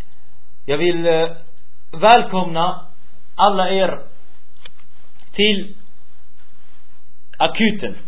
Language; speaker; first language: Swedish; early bilingual, other home language; Arabic